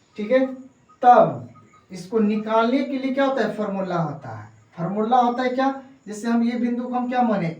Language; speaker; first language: Hindi; native; Hindi